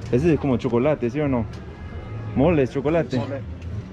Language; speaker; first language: Spanish; non-native, learner; English